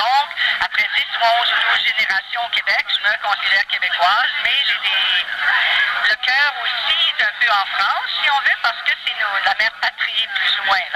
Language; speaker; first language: French; native; French